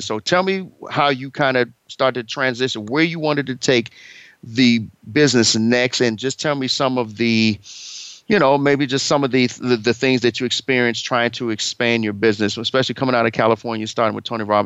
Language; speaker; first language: English; native; English